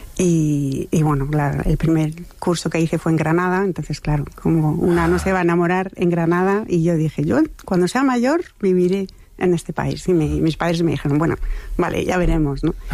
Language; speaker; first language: Spanish; non-native, fluent; French